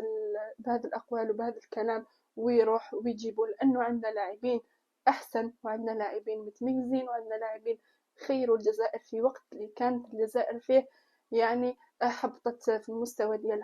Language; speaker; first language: Arabic; native; Arabic